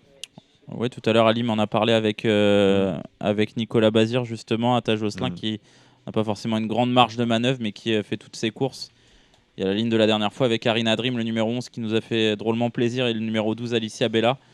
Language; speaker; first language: French; native; French